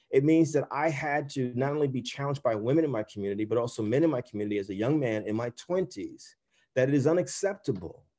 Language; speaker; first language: English; native; English